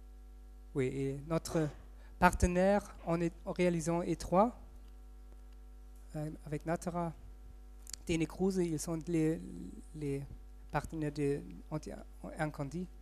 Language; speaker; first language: French; non-native, fluent; German